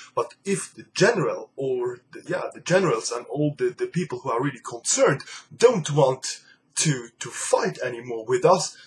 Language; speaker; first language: English; non-native, fluent; Luxembourgish